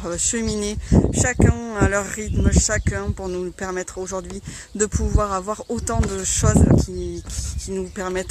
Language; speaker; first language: French; native; French